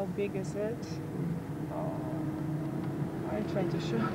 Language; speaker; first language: English; non-native, learner; Polish